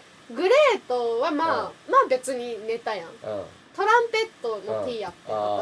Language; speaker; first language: Japanese; native; Japanese